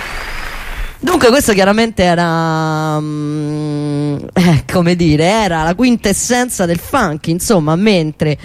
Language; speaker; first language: Italian; native; Italian